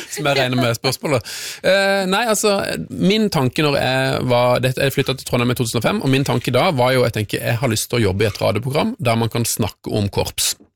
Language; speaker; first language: Norwegian; native; Norwegian